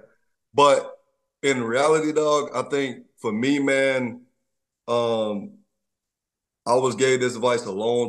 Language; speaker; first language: English; native; English